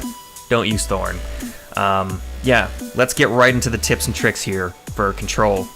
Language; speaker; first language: English; native; English